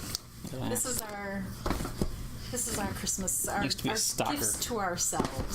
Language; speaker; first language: English; native; English